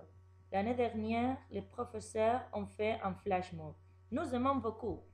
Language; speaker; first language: French; non-native, learner; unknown